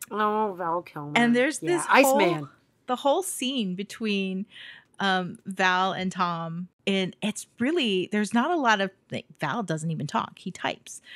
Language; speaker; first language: English; native; English